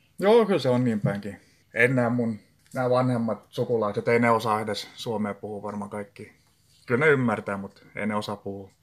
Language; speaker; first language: Finnish; non-native, local second language; Swedish